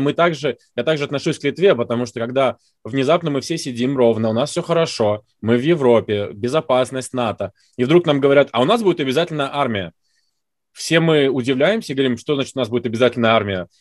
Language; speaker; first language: Russian; native; Russian